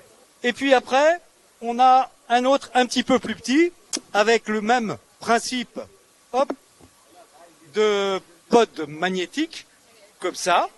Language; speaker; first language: French; native; French